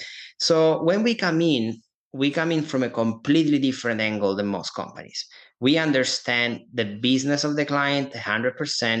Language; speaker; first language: English; non-native, fluent; Italian